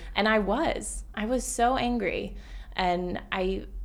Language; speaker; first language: English; native; English